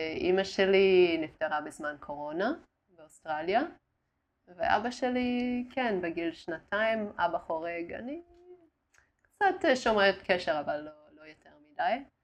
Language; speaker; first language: Hebrew; non-native, fluent; Italian